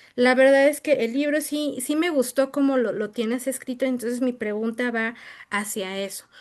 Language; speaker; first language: Spanish; native; Spanish